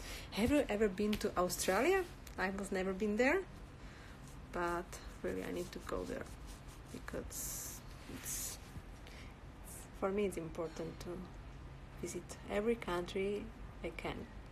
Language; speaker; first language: English; non-native, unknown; Slovak